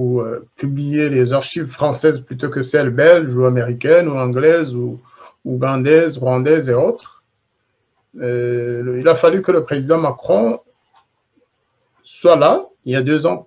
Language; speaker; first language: French; non-native, local second language; Kinyarwanda